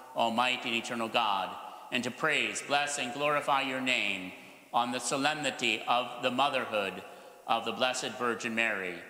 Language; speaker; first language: English; native; English